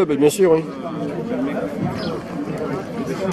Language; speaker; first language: French; native; French